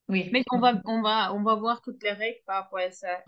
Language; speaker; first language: French; non-native, fluent; Turkish